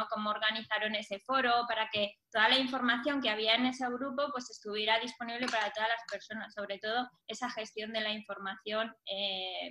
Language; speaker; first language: Spanish; native; Spanish